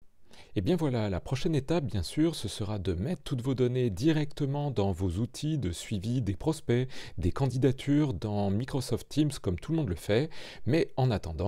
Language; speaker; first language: French; native; French